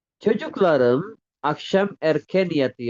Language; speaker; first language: Turkish; non-native, fluent; Indonesian